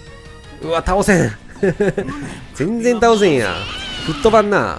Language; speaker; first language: Japanese; native; Japanese